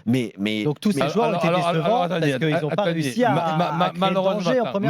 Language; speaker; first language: French; native; French